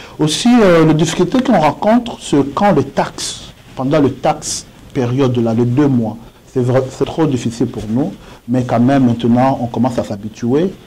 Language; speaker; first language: French; non-native, local second language; Swahili